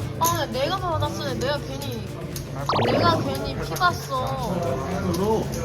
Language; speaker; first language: Korean; native; Korean